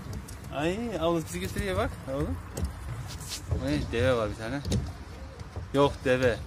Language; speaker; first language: Turkish; native; Turkish